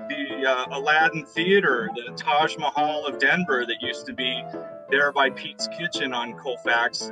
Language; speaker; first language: English; native; English